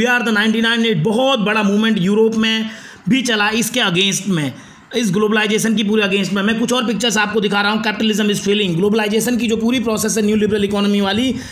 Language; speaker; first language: Hindi; native; Hindi